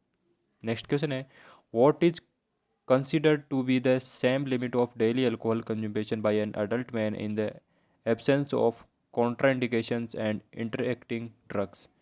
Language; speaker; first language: English; non-native, local second language; Hindi